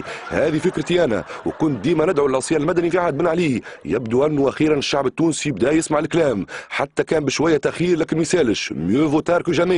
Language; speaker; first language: Arabic; native; Arabic